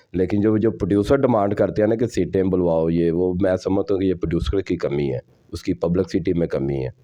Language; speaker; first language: Urdu; non-native, local second language; Punjabi